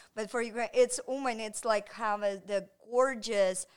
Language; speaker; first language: English; non-native, fluent; Ukrainian